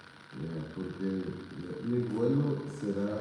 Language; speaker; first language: Spanish; non-native, learner; Portuguese